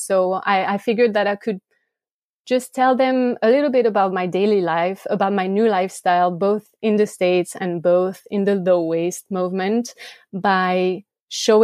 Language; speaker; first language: English; non-native, fluent; French